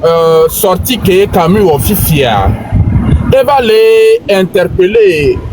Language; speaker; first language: French; non-native, local second language; Ewe